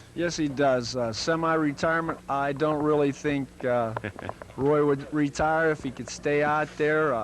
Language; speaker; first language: English; native; English